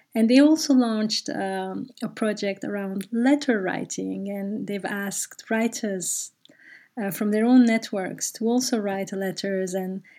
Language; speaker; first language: English; non-native, fluent; Turkish